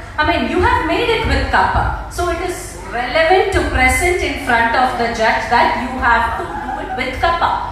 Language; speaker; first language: English; non-native, local second language; Malayalam